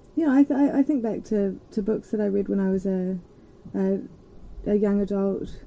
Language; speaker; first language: English; native; English